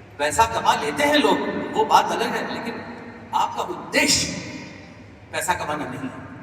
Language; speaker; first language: Hindi; non-native, local second language; Marathi